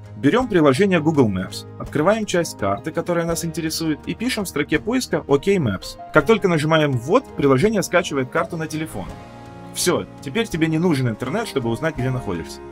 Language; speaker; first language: Russian; native; Russian